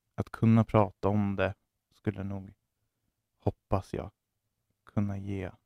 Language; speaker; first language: Swedish; native; Swedish